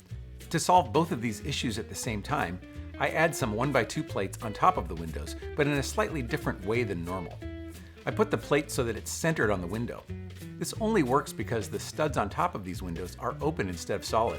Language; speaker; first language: English; native; English